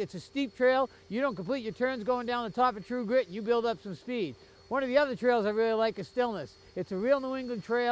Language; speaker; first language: English; native; English